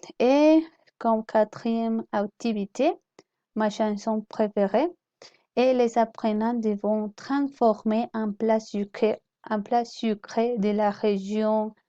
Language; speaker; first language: French; non-native, learner; Spanish